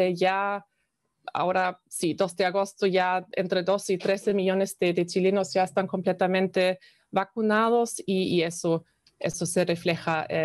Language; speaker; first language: Spanish; non-native, fluent; German